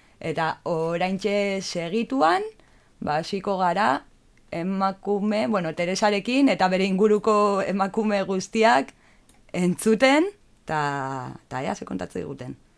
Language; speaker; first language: Basque; native; Basque